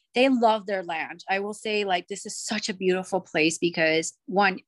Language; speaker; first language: English; early bilingual, other home language; Spanish